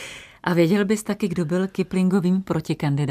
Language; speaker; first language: Czech; native; Czech